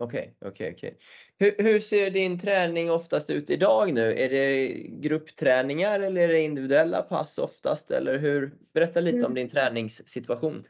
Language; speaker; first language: Swedish; native; Swedish